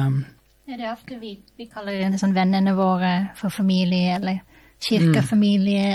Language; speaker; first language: Norwegian; non-native, fluent; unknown